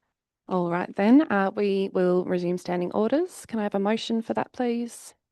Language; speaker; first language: English; native; English